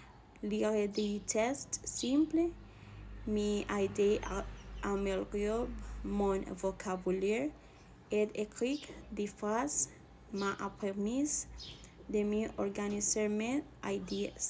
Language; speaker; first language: French; non-native, learner; Spanish